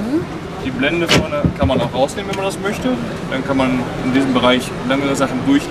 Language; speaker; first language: German; native; German